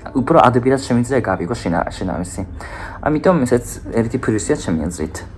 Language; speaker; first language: Georgian; non-native, fluent; Japanese